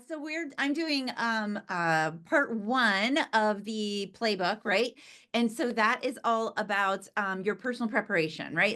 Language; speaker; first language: English; native; English